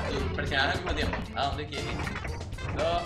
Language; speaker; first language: Spanish; native; Spanish